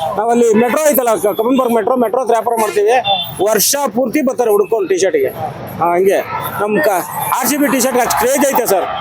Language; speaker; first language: Kannada; native; Kannada